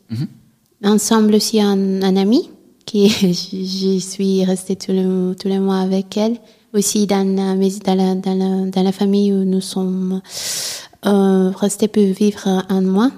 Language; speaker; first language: French; non-native, learner; Italian